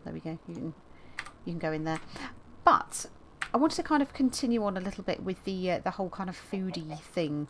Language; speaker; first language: English; native; English